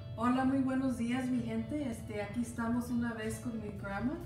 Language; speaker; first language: Spanish; early bilingual, heritage; Spanish